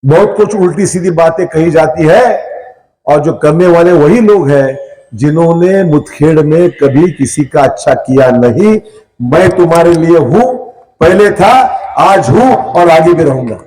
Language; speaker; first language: Hindi; non-native, local second language; Marathi